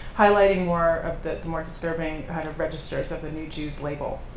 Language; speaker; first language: English; native; English